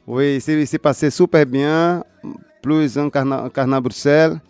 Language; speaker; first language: French; non-native, learner; Portuguese